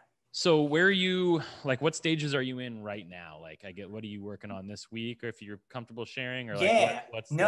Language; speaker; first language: English; native; English